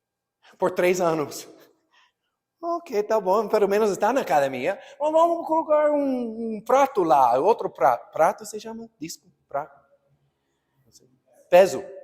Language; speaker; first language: Portuguese; non-native, fluent; English